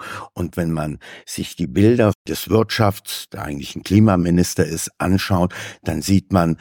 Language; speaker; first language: German; native; German